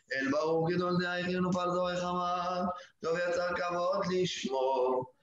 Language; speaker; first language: Hebrew; non-native, fluent; Spanish